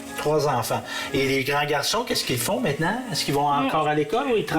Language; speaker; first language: French; native; French